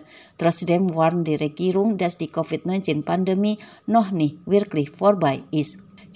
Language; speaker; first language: German; non-native, fluent; Indonesian